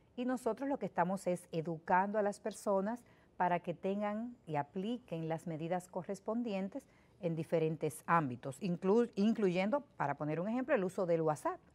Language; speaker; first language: Spanish; native; Spanish